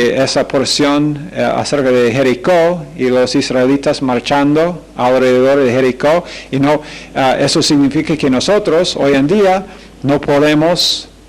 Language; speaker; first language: Spanish; non-native, fluent; English